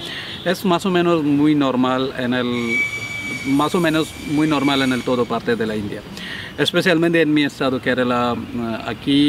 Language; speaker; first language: Spanish; non-native, learner; Malayalam